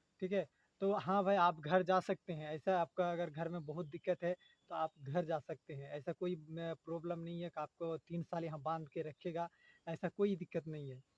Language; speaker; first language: Hindi; native; Hindi